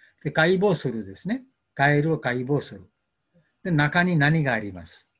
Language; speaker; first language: Japanese; non-native, learner; Bangla